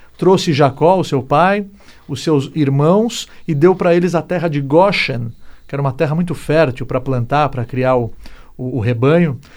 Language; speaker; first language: Portuguese; native; Portuguese